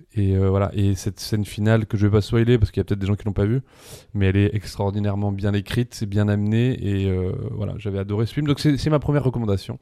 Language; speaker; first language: French; early bilingual, other home language; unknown